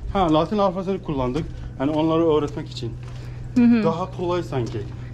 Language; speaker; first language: Turkish; non-native, learner; Persian